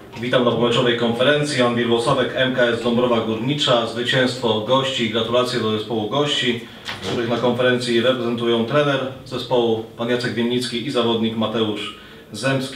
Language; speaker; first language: Polish; native; Polish